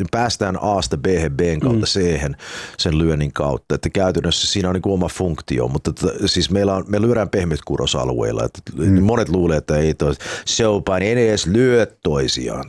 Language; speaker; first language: Finnish; early bilingual, heritage; Finnish